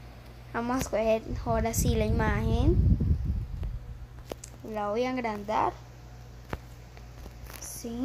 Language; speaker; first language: Spanish; native; Spanish